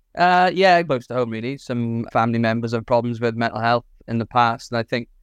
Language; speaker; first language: English; native; English